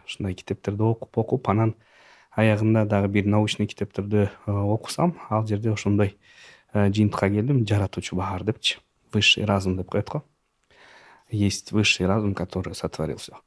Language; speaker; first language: Kyrgyz; non-native, local second language; Russian